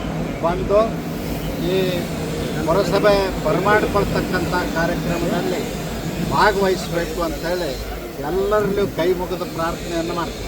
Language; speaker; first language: Kannada; native; Kannada